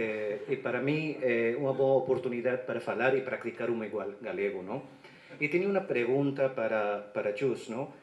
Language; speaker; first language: Galician; non-native, learner; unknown